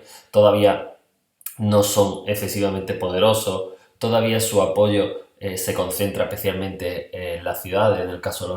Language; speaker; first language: Spanish; native; Spanish